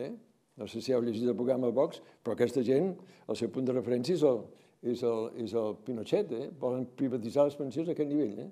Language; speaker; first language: Catalan; native; Catalan